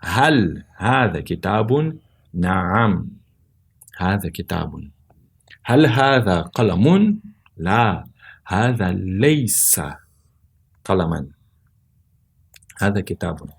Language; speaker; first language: Arabic; non-native, fluent; Portuguese